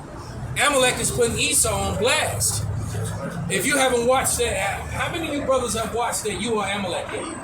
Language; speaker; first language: English; native; English